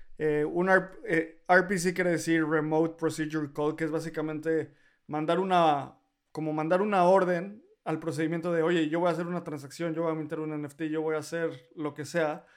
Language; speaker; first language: Spanish; native; Spanish